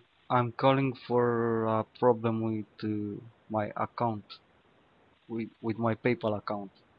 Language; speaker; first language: English; non-native, learner; Romanian